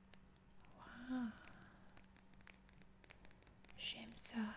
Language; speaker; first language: French; non-native, fluent; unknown